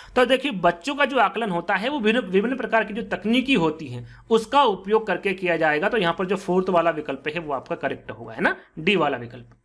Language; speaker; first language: Hindi; native; Hindi